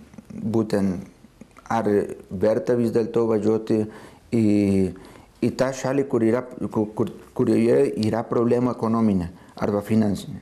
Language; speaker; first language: Lithuanian; non-native, fluent; Spanish